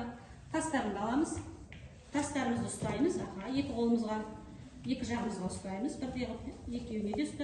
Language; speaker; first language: Kazakh; native; Kazakh